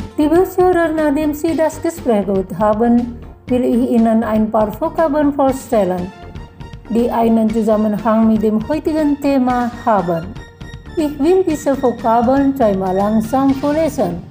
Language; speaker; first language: German; non-native, fluent; Indonesian